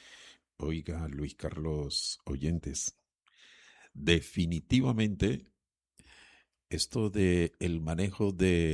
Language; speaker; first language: Spanish; native; Spanish